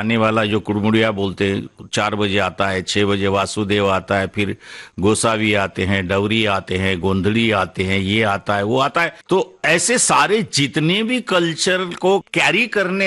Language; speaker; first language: Hindi; non-native, local second language; Marathi